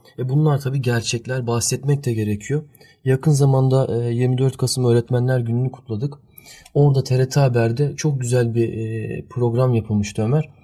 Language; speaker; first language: Turkish; early bilingual, heritage; Turkish